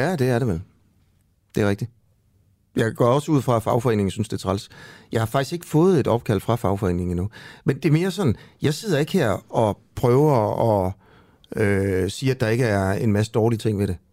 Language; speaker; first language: Danish; native; Danish